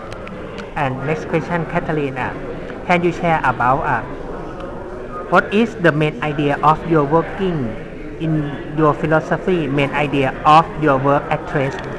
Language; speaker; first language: English; non-native, learner; Thai